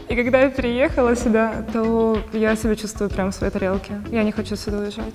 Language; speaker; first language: Russian; native; Russian